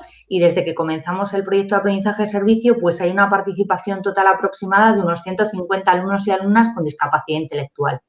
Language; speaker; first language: Spanish; native; Spanish